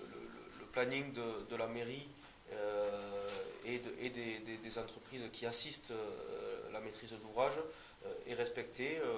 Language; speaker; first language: French; native; French